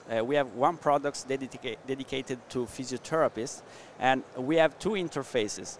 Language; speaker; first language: English; non-native, learner; Italian